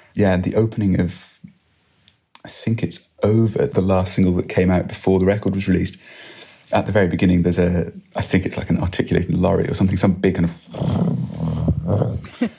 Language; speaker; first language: English; native; English